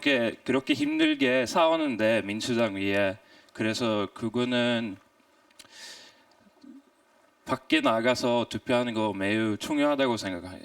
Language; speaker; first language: Korean; non-native, fluent; Swedish